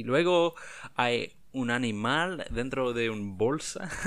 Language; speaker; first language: Spanish; non-native, learner; English